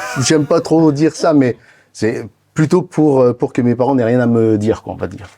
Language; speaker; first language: French; native; French